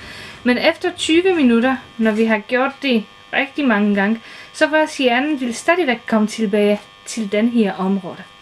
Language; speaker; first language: Danish; non-native, fluent; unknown